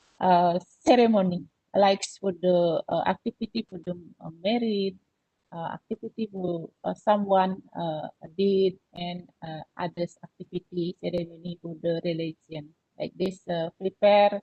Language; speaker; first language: English; non-native, learner; Indonesian